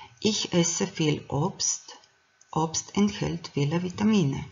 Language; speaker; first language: German; non-native, fluent; Croatian